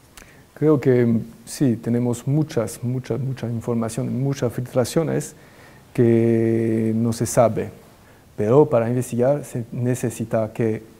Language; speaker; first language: Spanish; non-native, fluent; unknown